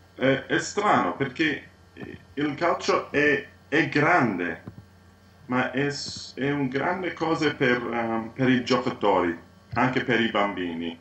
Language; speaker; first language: Italian; non-native, learner; English